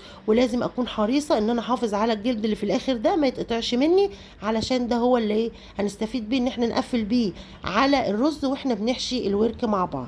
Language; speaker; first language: Arabic; native; Arabic